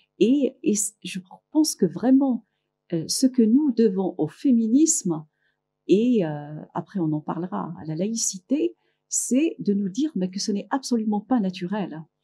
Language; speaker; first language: French; non-native, local second language; Arabic